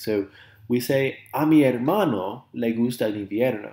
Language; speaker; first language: Spanish; non-native, fluent; English